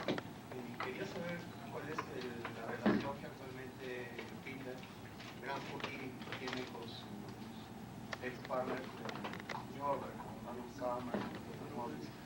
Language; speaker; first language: Spanish; native; Spanish